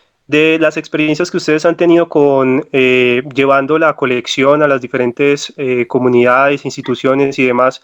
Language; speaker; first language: Spanish; native; Spanish